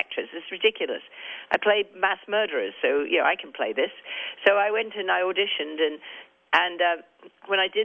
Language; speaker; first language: English; native; English